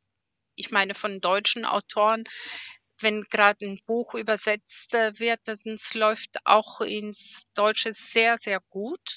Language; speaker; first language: German; early bilingual, heritage; German